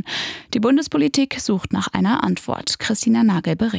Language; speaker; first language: German; native; German